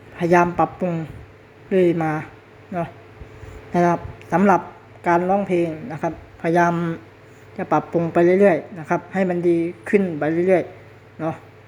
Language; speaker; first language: Thai; native; Thai